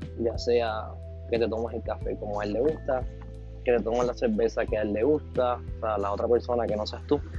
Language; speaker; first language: Spanish; native; Spanish